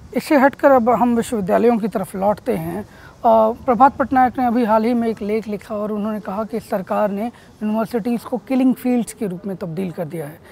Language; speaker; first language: Hindi; native; Hindi